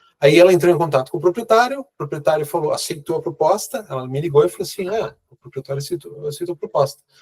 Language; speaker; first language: Portuguese; native; Portuguese